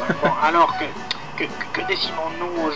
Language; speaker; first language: French; native; French